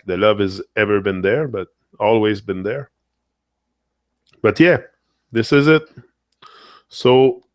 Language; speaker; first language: English; non-native, fluent; French